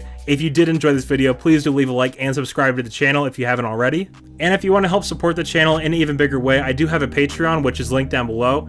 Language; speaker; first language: English; native; English